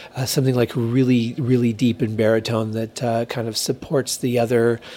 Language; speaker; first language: English; native; English